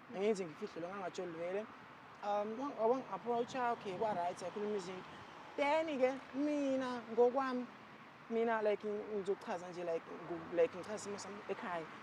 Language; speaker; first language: Zulu; non-native, local second language; Xhosa